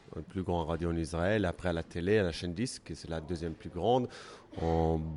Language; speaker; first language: French; non-native, fluent; Hebrew